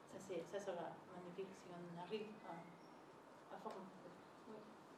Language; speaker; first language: French; non-native, learner; Spanish